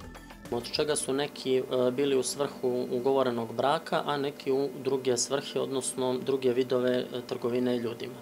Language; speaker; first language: Serbian; native; Serbian